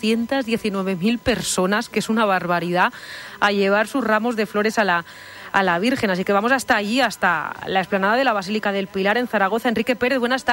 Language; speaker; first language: Spanish; native; Spanish